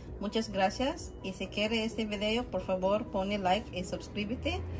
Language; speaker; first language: Spanish; non-native, learner; Filipino